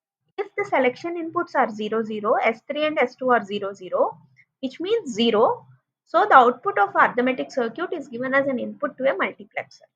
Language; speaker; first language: English; non-native, local second language; Telugu